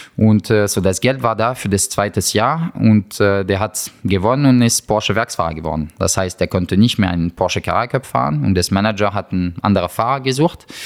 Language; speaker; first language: German; non-native, fluent; French